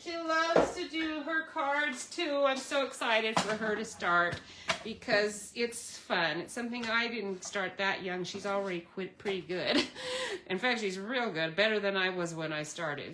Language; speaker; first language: English; native; English